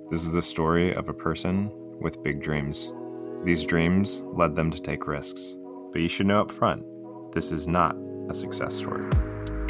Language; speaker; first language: English; native; English